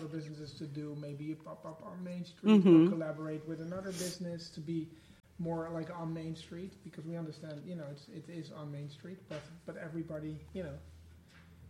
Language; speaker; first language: English; non-native, fluent; Dutch